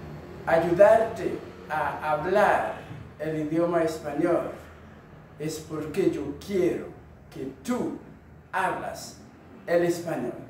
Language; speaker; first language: Spanish; non-native, fluent; Haitian Creole